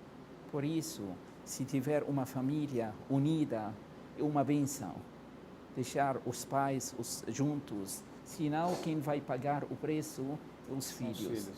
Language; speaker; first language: Portuguese; non-native, fluent; Arabic